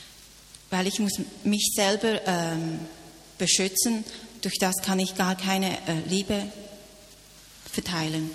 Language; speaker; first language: German; non-native, learner; Cantonese